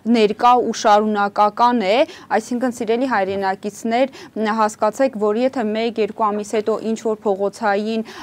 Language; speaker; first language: Armenian; native; Armenian